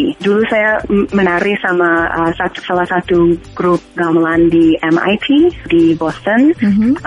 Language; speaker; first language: Indonesian; non-native, fluent; English